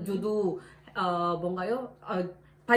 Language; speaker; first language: Korean; non-native, learner; Indonesian